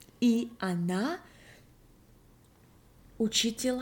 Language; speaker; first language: Russian; non-native, learner; English